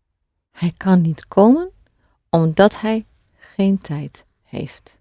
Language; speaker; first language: Dutch; non-native, fluent; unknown